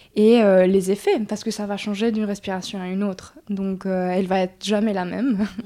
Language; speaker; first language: French; early bilingual, other home language; Spanish